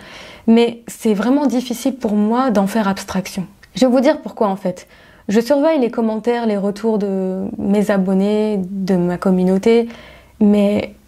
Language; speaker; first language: French; native; French